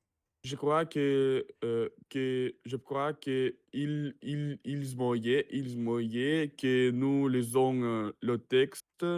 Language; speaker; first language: French; non-native, learner; Russian